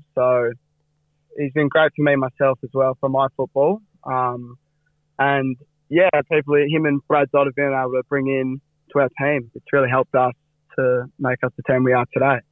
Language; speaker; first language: English; native; English